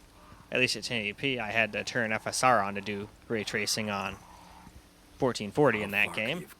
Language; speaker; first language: English; native; English